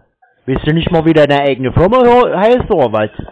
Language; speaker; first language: German; native; German